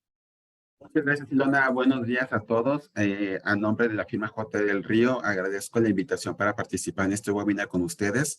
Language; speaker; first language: Spanish; native; Spanish